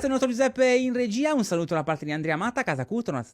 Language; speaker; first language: Italian; native; Italian